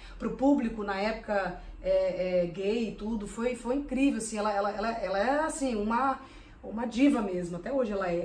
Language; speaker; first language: Portuguese; early bilingual, heritage; Portuguese